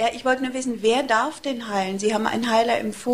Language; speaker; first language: German; native; German